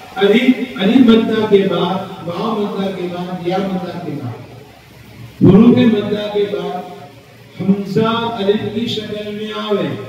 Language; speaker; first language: Urdu; native; Urdu